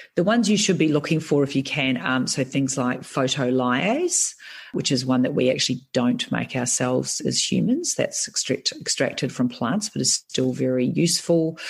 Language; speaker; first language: English; native; English